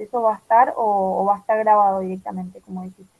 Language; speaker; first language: Spanish; native; Spanish